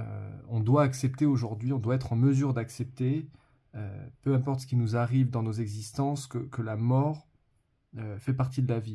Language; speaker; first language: French; native; French